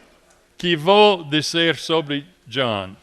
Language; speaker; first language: Portuguese; non-native, fluent; English